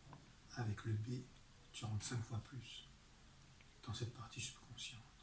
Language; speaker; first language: French; native; French